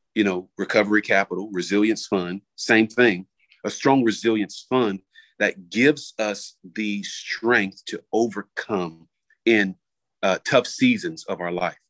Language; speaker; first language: English; native; English